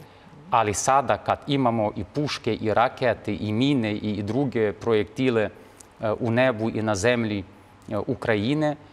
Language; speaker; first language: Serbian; non-native, fluent; Ukrainian